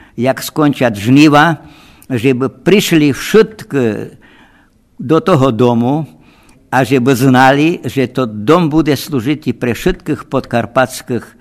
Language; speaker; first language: Slovak; non-native, local second language; Rusyn